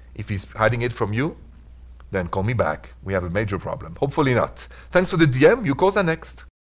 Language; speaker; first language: English; non-native, fluent; French